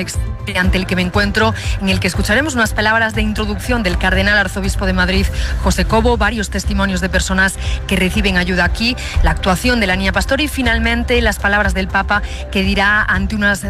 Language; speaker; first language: Spanish; native; Spanish